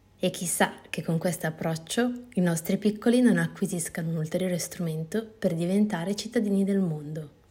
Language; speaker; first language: Italian; native; Italian